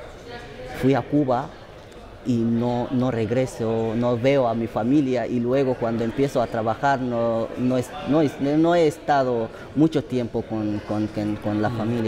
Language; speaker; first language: Spanish; non-native, fluent; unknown